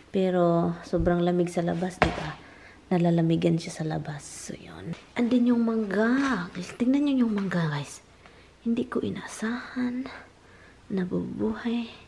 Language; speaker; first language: Filipino; non-native, local second language; Cebuano